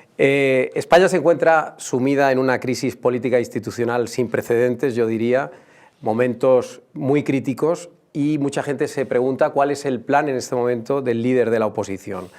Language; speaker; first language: Spanish; native; Spanish